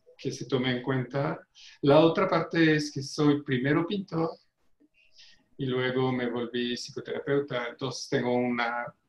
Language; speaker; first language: Spanish; non-native, fluent; French